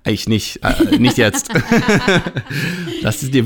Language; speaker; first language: German; non-native, learner; Hebrew